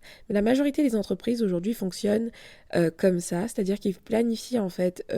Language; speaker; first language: French; native; French